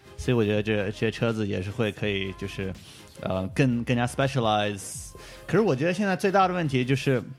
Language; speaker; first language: Chinese; early bilingual, heritage; Chinese